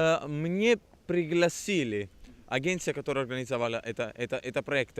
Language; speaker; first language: Russian; non-native, learner; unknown